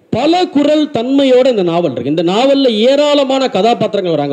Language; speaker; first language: Tamil; native; Tamil